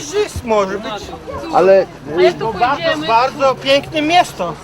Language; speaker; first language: Polish; non-native, learner; Latvian